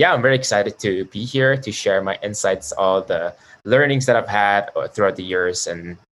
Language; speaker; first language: English; non-native, local second language; Chinese